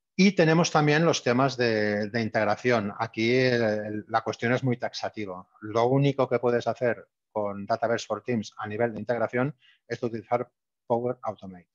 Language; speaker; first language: Spanish; native; Spanish